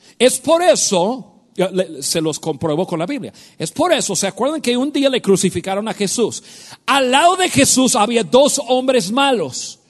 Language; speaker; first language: Spanish; non-native, fluent; English